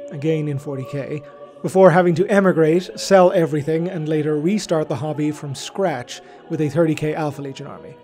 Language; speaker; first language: English; native; English